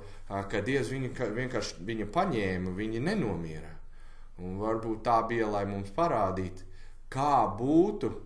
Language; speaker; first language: Latvian; non-native, learner; English